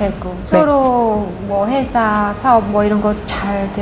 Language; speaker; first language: Korean; non-native, learner; Khmer